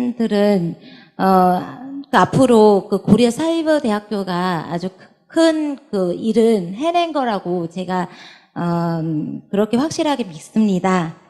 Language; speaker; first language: Korean; non-native, fluent; Vietnamese